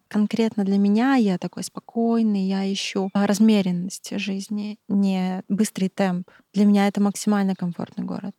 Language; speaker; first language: Russian; native; Russian